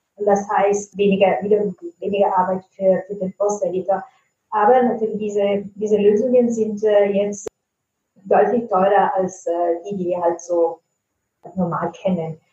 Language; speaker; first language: German; non-native, fluent; Italian